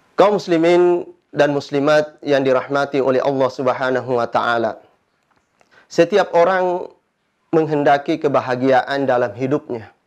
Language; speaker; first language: Malay; native; Malay